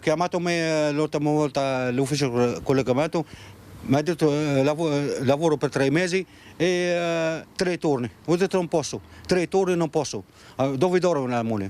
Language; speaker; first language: Italian; non-native, learner; Arabic